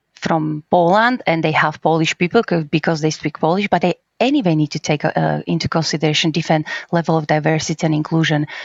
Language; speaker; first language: English; non-native, fluent; Slovak